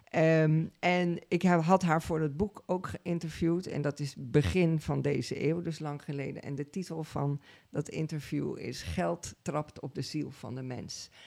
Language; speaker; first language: Dutch; native; Dutch